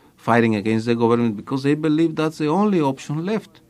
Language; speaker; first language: English; non-native, fluent; Spanish